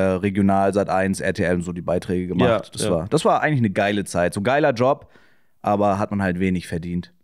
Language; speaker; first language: German; native; German